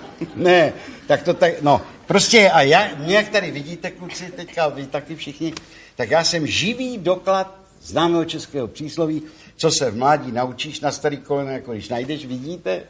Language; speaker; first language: Czech; native; Czech